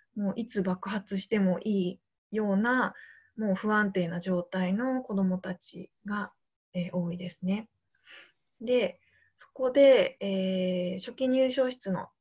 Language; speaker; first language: Japanese; native; Japanese